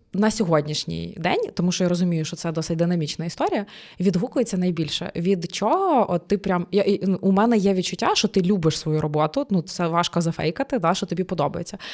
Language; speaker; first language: Ukrainian; native; Ukrainian